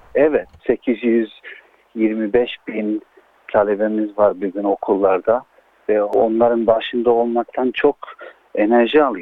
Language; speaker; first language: Turkish; early bilingual, heritage; Turkish